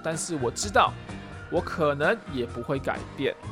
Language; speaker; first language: Chinese; early bilingual, heritage; Chinese